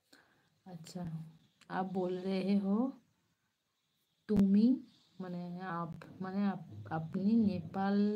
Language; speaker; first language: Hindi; non-native, local second language; Bangla